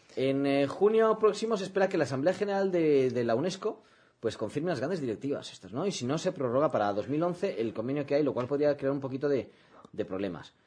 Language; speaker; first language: Spanish; native; Spanish